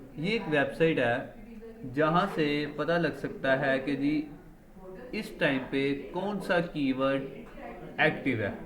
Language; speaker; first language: Urdu; non-native, local second language; Punjabi